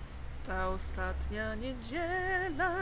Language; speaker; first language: Polish; native; Polish